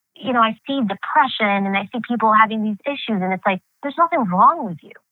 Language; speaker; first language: English; early bilingual, other home language; Greek